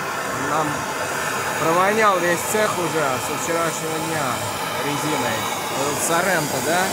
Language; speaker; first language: Russian; native; Russian